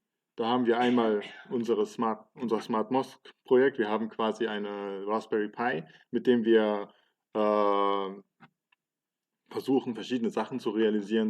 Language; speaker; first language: German; early bilingual, other home language; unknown